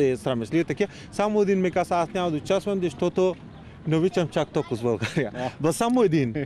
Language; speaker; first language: Bulgarian; non-native, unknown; Spanish